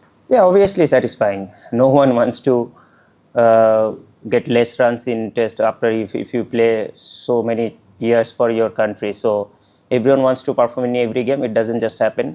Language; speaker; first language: English; non-native, local second language; Bangla